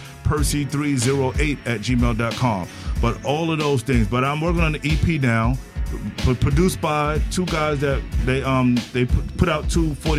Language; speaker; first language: English; native; English